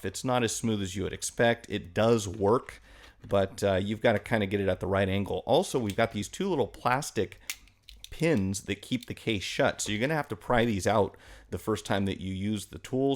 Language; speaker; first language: English; native; English